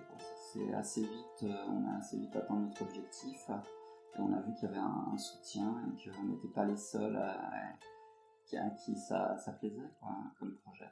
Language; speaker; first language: French; native; French